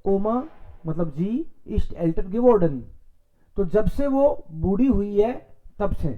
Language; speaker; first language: Hindi; native; Hindi